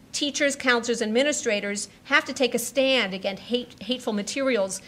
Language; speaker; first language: English; native; English